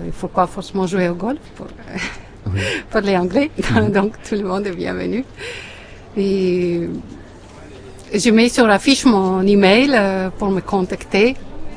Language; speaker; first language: French; non-native, fluent; Latvian